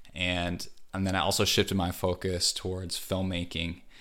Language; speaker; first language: English; native; English